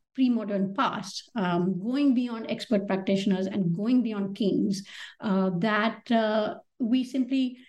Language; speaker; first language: English; non-native, local second language; Hindi